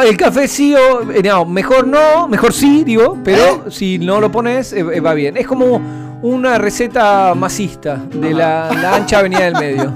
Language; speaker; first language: Spanish; native; Spanish